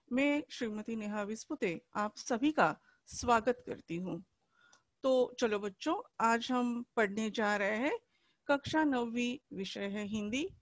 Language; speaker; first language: Hindi; non-native, local second language; Marathi